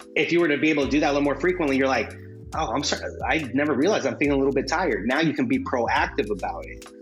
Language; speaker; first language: English; early bilingual, other home language; Spanish